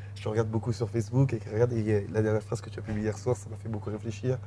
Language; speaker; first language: French; native; French